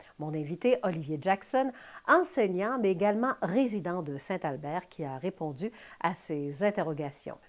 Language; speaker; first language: French; native; French